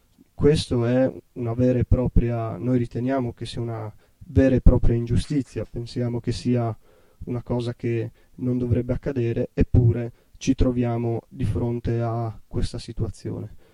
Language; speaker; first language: Italian; native; Italian